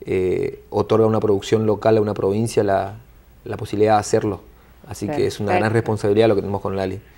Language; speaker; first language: Spanish; native; Spanish